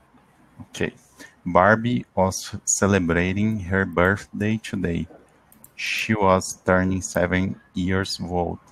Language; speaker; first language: English; non-native, learner; Portuguese